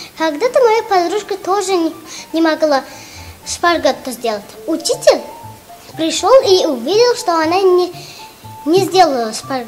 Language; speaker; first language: Russian; non-native, local second language; Tajik